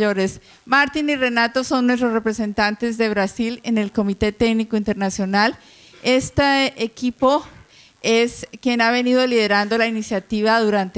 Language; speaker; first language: Spanish; native; Spanish